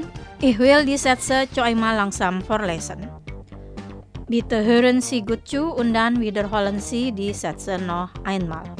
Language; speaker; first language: German; non-native, fluent; Indonesian